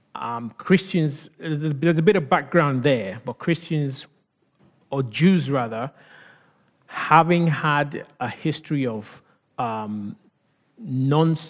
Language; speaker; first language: English; non-native, local second language; Yoruba